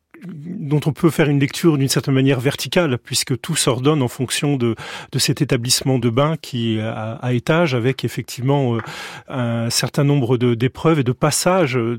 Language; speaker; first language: French; native; French